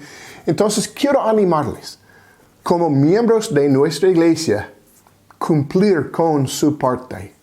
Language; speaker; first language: Spanish; non-native, fluent; English